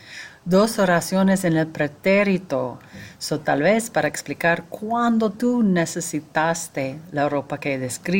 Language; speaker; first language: Spanish; non-native, fluent; English